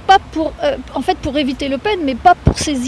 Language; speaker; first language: French; native; French